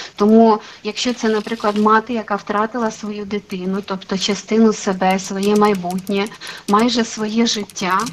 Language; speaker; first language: Ukrainian; non-native, local second language; Russian